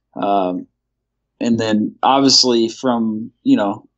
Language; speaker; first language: English; native; English